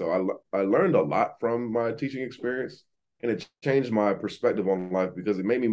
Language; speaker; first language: English; native; English